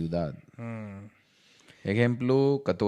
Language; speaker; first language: Spanish; non-native, learner; Hindi